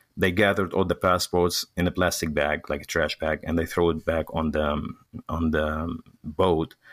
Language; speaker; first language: English; non-native, fluent; Arabic